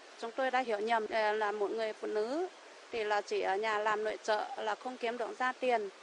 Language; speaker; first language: Vietnamese; non-native, local second language; Iu Mien